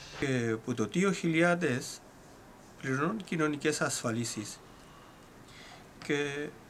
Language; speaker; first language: Greek; non-native, learner; Persian